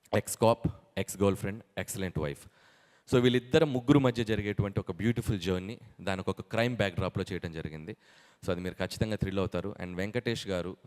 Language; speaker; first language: Telugu; native; Telugu